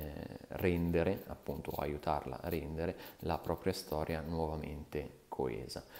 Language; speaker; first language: Italian; native; Italian